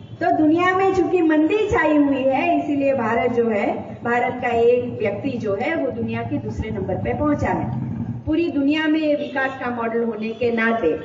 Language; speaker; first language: Hindi; non-native, local second language; Gujarati